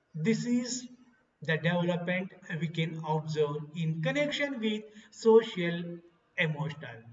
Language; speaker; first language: English; non-native, local second language; Kannada